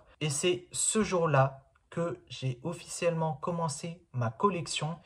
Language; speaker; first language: French; native; French